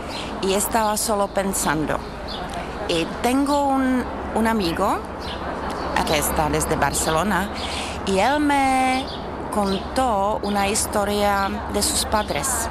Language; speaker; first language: Spanish; non-native, fluent; Czech